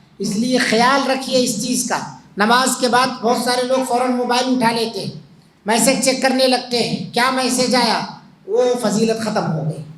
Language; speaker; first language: Urdu; native; Urdu